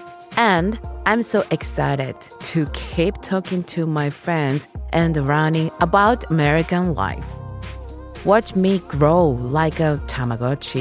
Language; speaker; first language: English; non-native, learner; Japanese